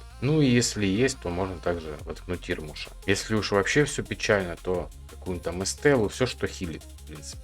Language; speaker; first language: Russian; native; Russian